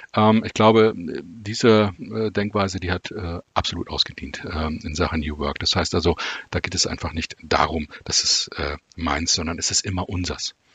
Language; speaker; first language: German; native; German